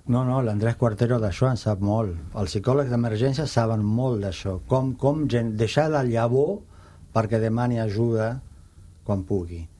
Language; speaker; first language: Catalan; non-native, fluent; Spanish